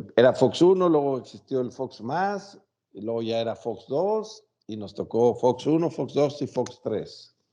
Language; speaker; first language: Spanish; native; Spanish